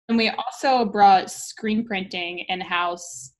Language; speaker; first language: English; native; English